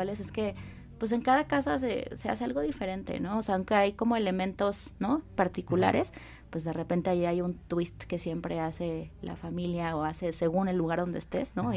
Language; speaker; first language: Spanish; native; Spanish